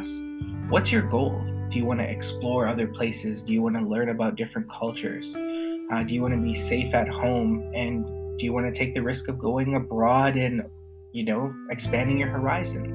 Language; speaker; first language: English; native; English